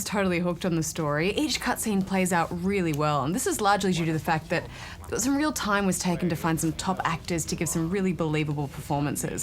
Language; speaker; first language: English; native; English